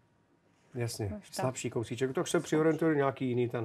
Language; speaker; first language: Czech; native; Czech